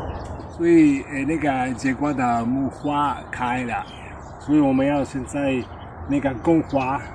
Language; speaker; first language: Chinese; non-native, fluent; Italian